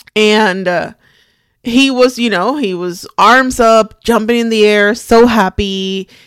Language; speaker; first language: English; non-native, fluent; Spanish